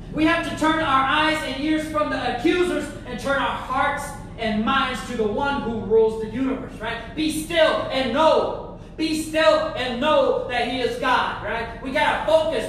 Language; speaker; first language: English; early bilingual, other home language; Spanish